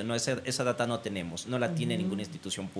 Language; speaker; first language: Spanish; native; Spanish